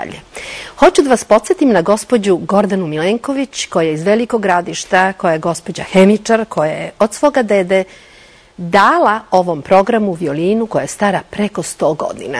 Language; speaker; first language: Serbian; native; Serbian